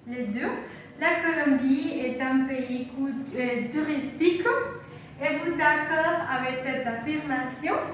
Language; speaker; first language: French; non-native, fluent; Spanish